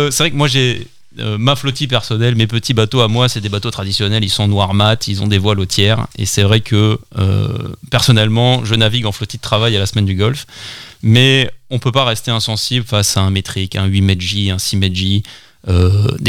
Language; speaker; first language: French; native; French